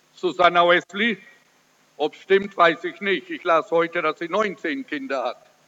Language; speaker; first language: German; early bilingual, heritage; German